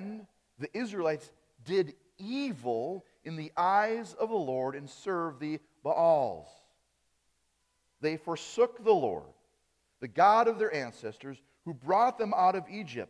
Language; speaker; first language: English; early bilingual, other home language; German